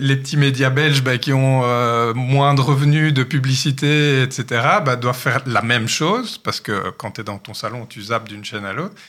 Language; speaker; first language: French; native; French